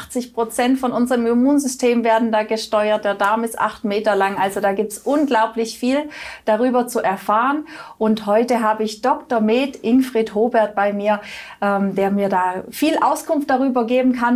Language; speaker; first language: German; native; German